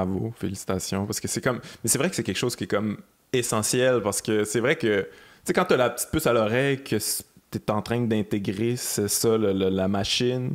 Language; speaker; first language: French; native; French